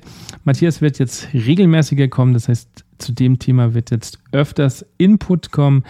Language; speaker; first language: German; native; German